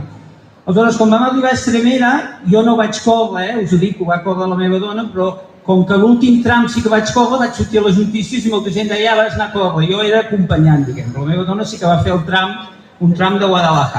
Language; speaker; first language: Catalan; native; Catalan